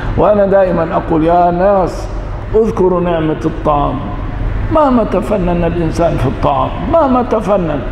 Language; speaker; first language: Arabic; early bilingual, other home language; Kurdish